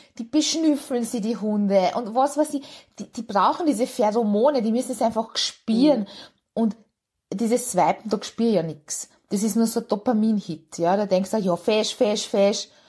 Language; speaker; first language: German; early bilingual, other home language; Hungarian